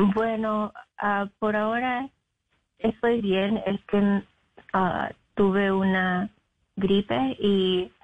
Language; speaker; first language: Spanish; early bilingual, heritage; Spanish